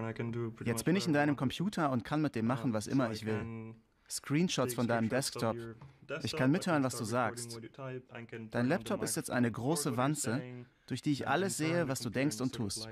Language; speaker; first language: German; native; German